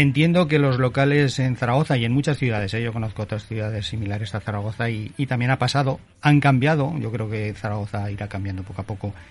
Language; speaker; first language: Spanish; native; Spanish